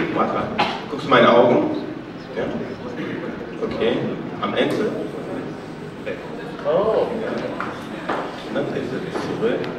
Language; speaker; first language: German; non-native, learner; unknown